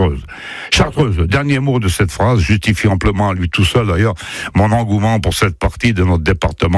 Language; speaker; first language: French; native; French